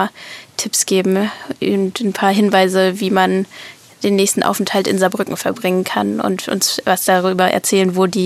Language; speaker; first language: German; native; German